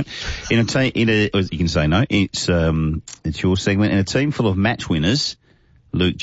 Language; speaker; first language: English; native; English